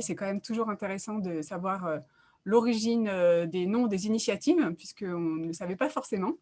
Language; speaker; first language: French; native; French